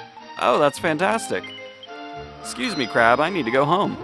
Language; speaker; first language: English; native; English